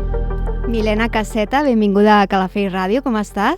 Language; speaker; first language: Catalan; native; Catalan